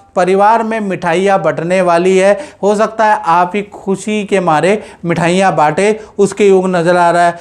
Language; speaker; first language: Hindi; non-native, local second language; Gujarati